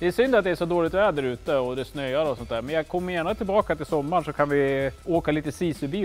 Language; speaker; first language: Swedish; native; Swedish